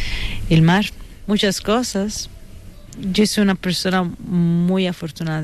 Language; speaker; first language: Spanish; non-native, fluent; Italian